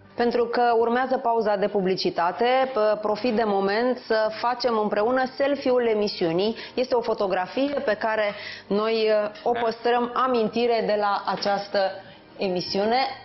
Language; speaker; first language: Romanian; native; Romanian